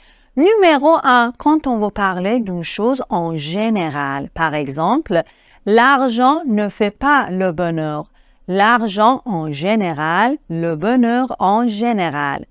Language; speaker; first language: French; non-native, fluent; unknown